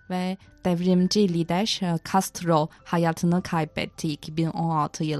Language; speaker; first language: Turkish; non-native, fluent; Chinese